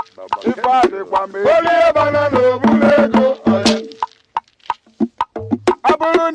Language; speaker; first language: Igbo; native; Igbo